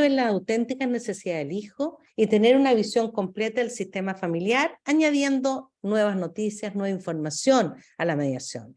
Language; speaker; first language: Spanish; native; Spanish